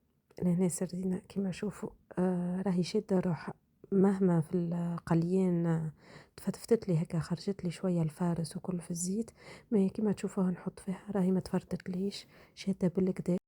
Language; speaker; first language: Arabic; native; Arabic